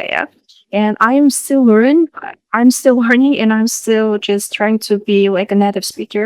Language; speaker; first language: English; non-native, fluent; Uzbek